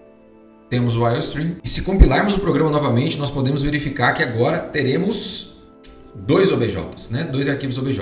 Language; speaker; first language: Portuguese; native; Portuguese